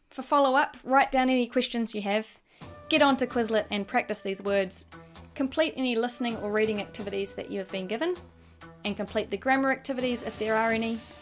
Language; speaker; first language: English; native; English